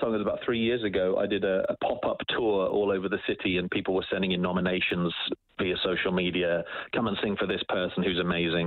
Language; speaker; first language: English; native; English